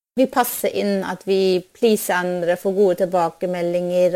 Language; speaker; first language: Norwegian; non-native, fluent; German